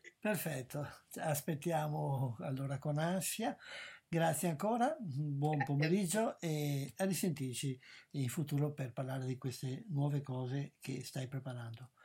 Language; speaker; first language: Italian; native; Italian